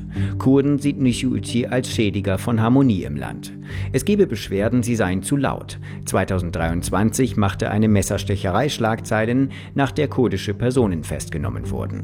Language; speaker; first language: German; native; German